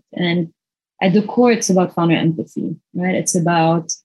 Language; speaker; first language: English; non-native, fluent; Arabic